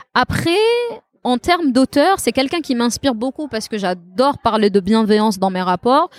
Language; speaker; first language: French; non-native, local second language; Kabyle